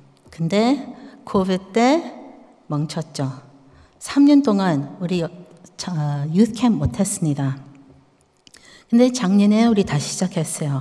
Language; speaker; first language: Korean; early bilingual, heritage; Korean